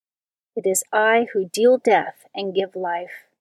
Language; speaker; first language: English; native; English